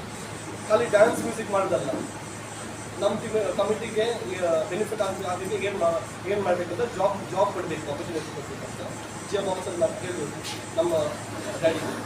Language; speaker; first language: Kannada; non-native, local second language; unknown